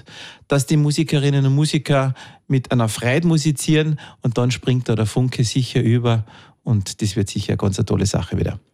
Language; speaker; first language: German; native; German